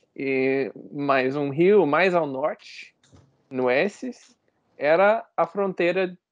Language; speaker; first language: Portuguese; non-native, fluent; English